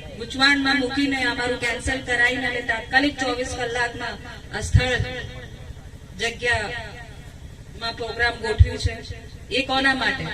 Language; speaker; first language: Gujarati; non-native, local second language; Rathawi